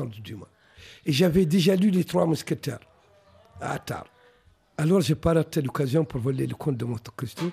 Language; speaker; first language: French; non-native, local second language; Arabic